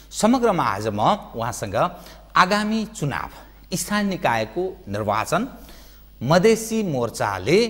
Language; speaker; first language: Nepali; native; Nepali